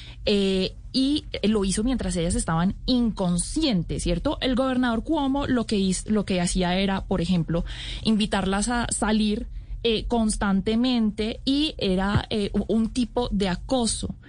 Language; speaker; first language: Spanish; native; Spanish